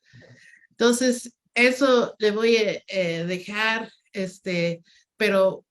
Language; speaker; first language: Spanish; non-native, fluent; English